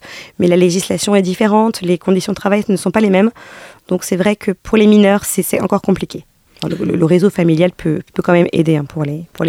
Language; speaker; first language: French; native; French